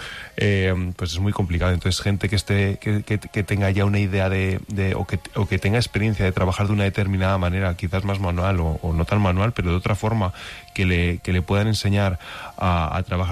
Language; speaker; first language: Spanish; native; Spanish